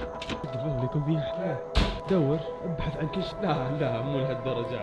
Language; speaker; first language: Arabic; native; Arabic